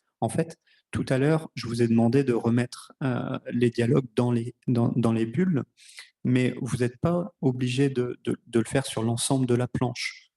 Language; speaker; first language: French; native; French